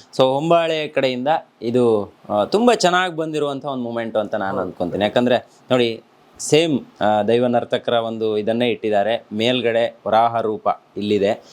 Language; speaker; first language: Kannada; native; Kannada